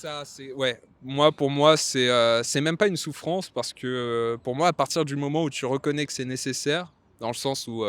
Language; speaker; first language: French; native; French